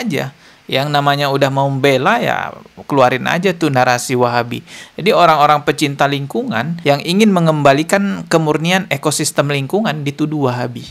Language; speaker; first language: Indonesian; native; Indonesian